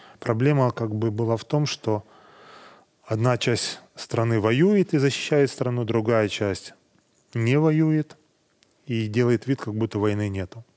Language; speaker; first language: Russian; native; Russian